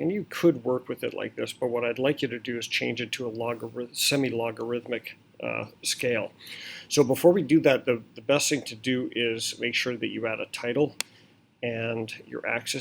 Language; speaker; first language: English; native; English